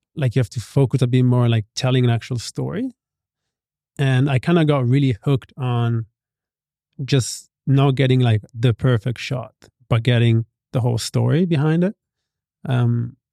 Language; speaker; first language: English; non-native, fluent; Italian